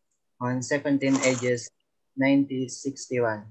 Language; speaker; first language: English; non-native, learner; Indonesian